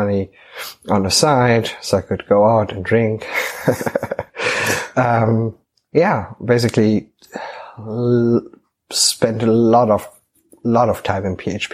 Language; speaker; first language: English; non-native, fluent; German